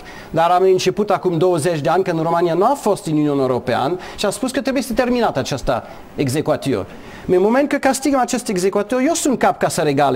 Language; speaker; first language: Romanian; non-native, learner; English